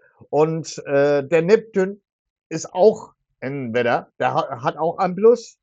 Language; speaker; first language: German; non-native, fluent; Turkish